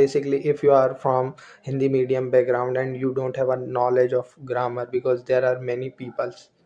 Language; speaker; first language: English; non-native, learner; Hindi